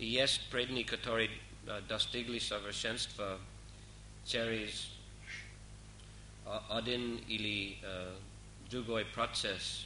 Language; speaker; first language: Russian; non-native, fluent; English